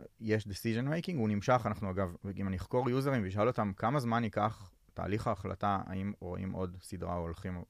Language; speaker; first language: Hebrew; native; Hebrew